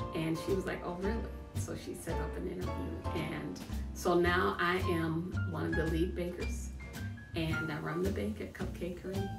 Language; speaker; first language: English; native; English